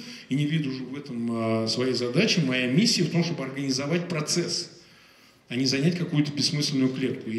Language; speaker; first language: Russian; native; Russian